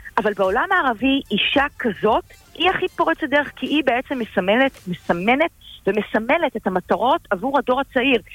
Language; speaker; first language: Hebrew; native; Hebrew